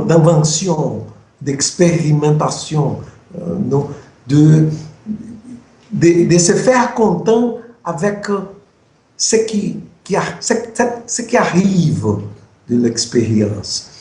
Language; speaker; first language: French; non-native, fluent; Portuguese